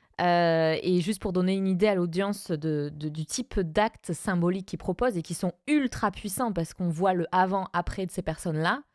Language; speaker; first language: French; non-native, fluent; Spanish